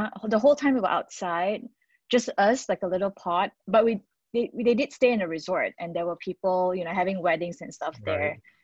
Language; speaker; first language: English; non-native, local second language; Cantonese